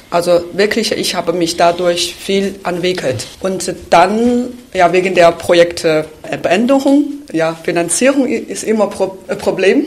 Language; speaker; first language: German; non-native, fluent; Chinese